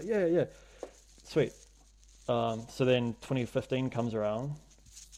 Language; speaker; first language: English; native; English